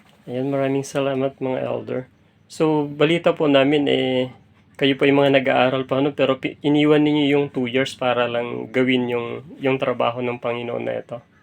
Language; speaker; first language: Filipino; native; Filipino